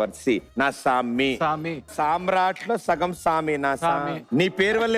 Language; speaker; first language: Telugu; native; Telugu